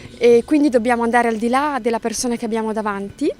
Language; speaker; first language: Italian; native; Italian